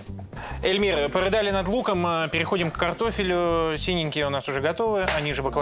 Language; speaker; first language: Russian; native; Russian